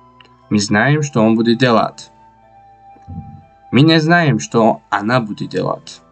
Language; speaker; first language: Russian; non-native, local second language; Tajik